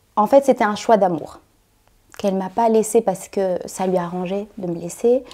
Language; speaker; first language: French; native; French